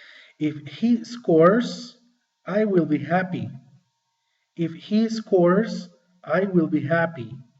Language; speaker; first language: English; non-native, fluent; Spanish